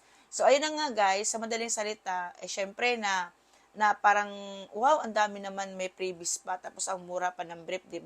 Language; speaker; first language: Filipino; native; Filipino